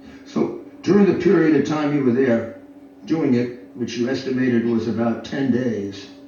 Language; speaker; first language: English; native; English